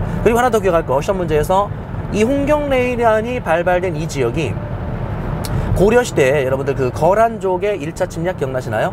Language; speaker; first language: Korean; native; Korean